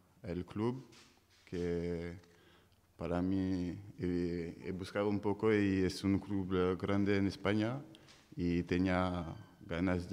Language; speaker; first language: Spanish; non-native, fluent; French